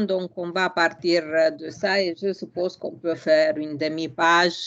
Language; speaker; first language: French; non-native, fluent; Romanian